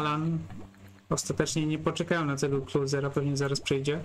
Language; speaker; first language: Polish; native; Polish